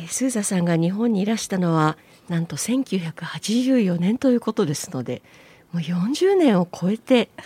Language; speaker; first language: Japanese; native; Japanese